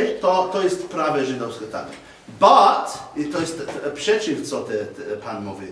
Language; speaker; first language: Polish; non-native, learner; English